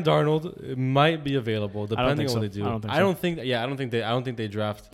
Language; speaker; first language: English; native; English